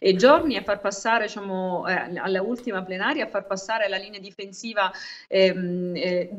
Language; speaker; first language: Italian; native; Italian